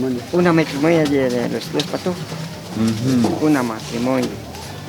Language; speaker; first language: Spanish; non-native, local second language; Kʼicheʼ